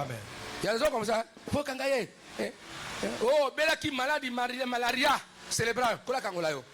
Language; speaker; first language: French; non-native, local second language; Lingala